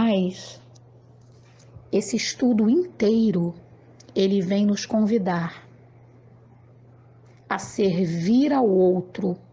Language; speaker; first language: Portuguese; native; Portuguese